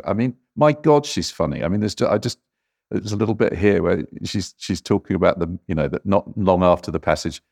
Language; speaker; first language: English; native; English